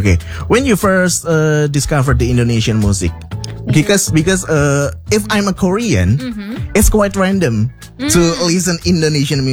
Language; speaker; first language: English; non-native, fluent; Indonesian